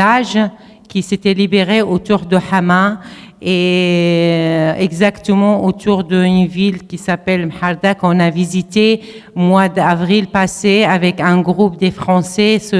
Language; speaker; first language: French; non-native, fluent; Arabic